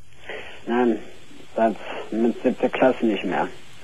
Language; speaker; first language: German; early bilingual, other home language; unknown